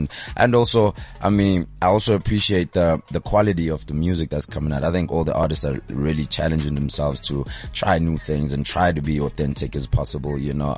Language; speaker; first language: English; non-native, local second language; Zulu